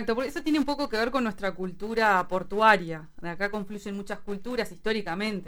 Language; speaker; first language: Spanish; native; Spanish